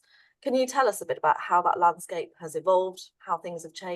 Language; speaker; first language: English; native; English